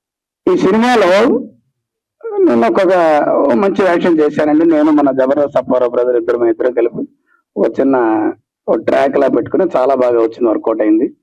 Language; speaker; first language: Telugu; native; Telugu